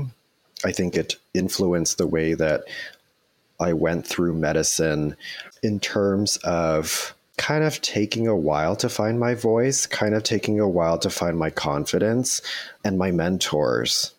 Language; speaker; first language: English; native; English